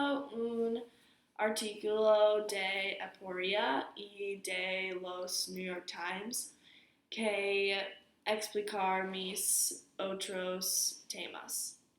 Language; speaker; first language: Spanish; non-native, learner; English